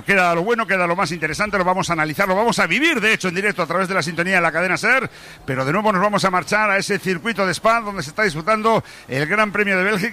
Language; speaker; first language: Spanish; native; Spanish